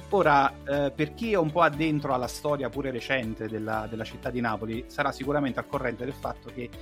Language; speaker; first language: Italian; native; Italian